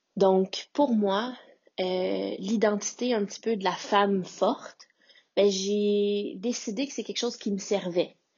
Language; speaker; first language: French; native; French